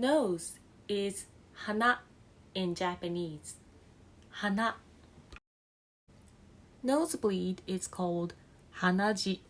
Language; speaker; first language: English; non-native, fluent; Japanese